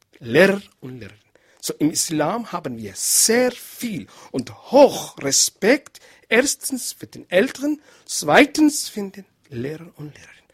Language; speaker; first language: German; non-native, learner; Arabic